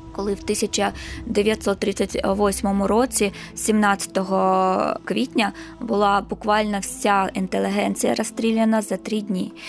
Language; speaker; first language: Ukrainian; non-native, local second language; Crimean Tatar